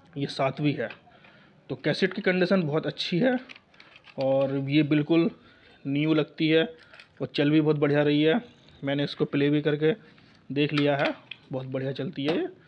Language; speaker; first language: Hindi; native; Hindi